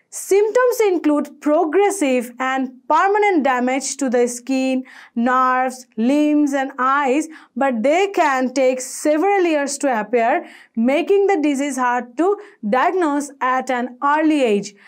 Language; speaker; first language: English; non-native, local second language; Bangla